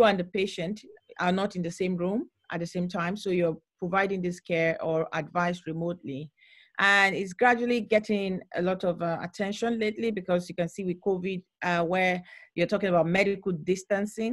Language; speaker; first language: English; non-native, local second language; Yoruba